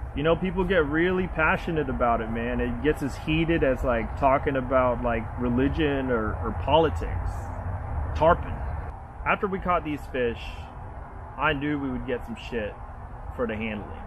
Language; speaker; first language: English; native; English